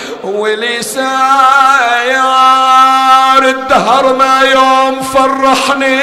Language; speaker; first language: Arabic; native; Arabic